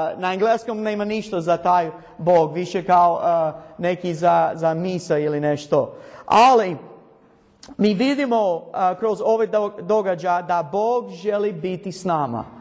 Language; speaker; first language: Croatian; non-native, learner; English